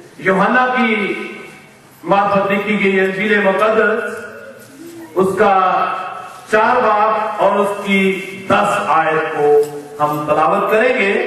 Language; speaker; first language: Urdu; non-native, local second language; Punjabi